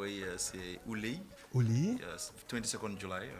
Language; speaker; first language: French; non-native, fluent; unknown